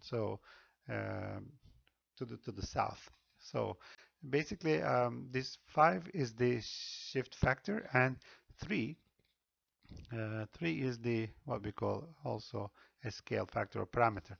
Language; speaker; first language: English; non-native, fluent; Turkish